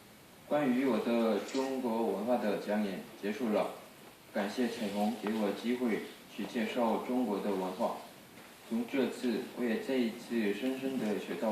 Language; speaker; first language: Chinese; non-native, fluent; Korean